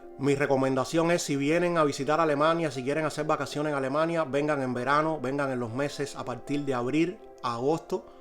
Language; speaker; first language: Spanish; native; Spanish